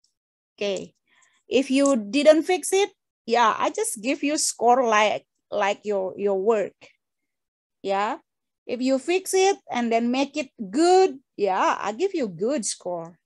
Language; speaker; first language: English; non-native, fluent; Indonesian